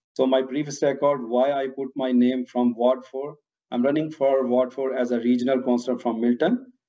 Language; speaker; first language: English; non-native, local second language; Urdu